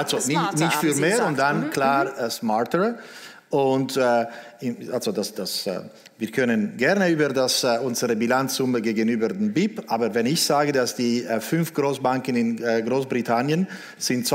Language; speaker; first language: German; non-native, local second language; Italian